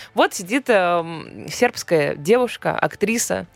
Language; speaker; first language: Russian; non-native, fluent; Serbian